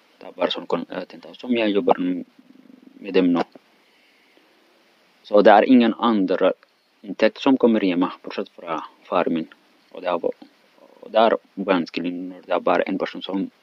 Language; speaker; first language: Swedish; non-native, learner; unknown